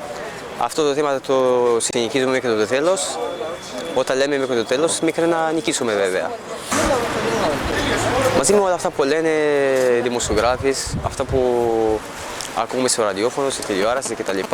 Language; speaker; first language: Greek; non-native, fluent; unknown